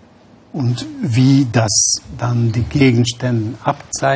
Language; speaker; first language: German; non-native, fluent; Hungarian